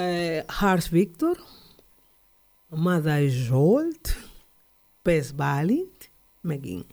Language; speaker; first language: Hungarian; non-native, learner; Spanish